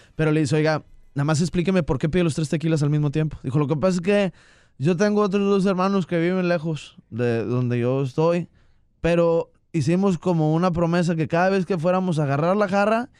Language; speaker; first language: Spanish; native; Spanish